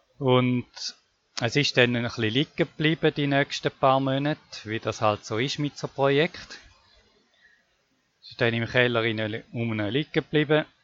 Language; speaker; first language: German; native; German